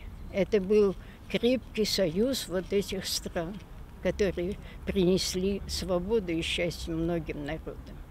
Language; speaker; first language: Russian; native; Russian